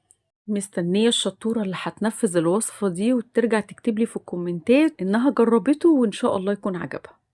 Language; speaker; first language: Arabic; native; Arabic